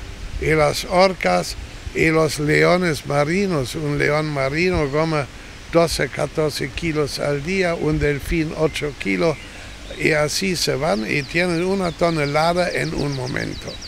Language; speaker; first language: Spanish; non-native, fluent; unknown